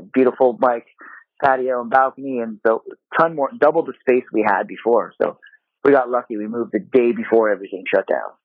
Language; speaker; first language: English; non-native, fluent; Japanese